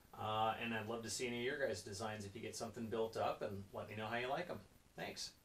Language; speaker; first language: English; native; English